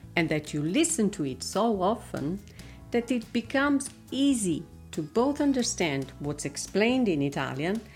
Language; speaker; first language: English; non-native, fluent; Italian